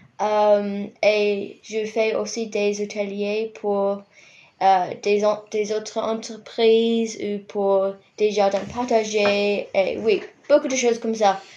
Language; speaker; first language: French; non-native, fluent; English